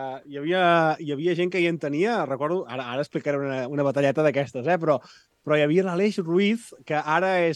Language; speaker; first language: Catalan; native; Catalan